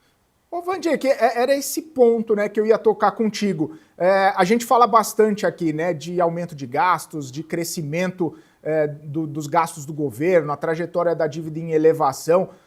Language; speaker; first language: Portuguese; native; Portuguese